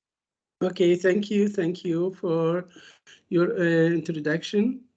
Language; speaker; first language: English; non-native, fluent; Arabic